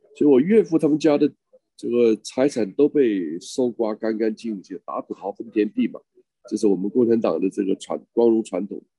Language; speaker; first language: Chinese; native; Chinese